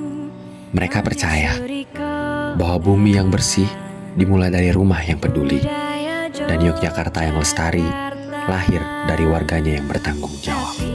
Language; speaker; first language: Indonesian; native; Indonesian